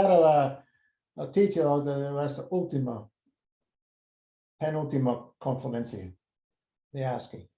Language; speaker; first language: Spanish; non-native, fluent; English